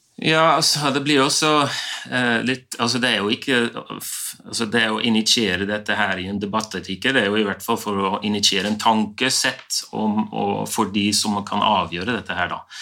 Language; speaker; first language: Norwegian; non-native, fluent; Dutch